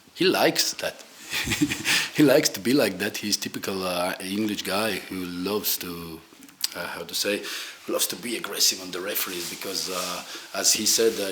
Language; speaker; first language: English; non-native, fluent; Latvian